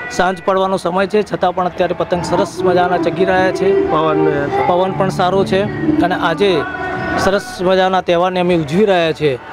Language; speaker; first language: Gujarati; native; Gujarati